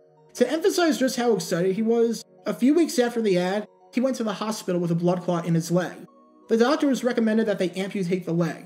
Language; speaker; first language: English; native; English